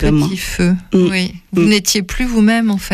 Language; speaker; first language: French; native; French